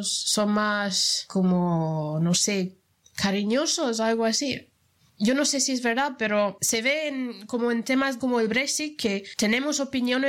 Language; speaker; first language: Spanish; non-native, fluent; English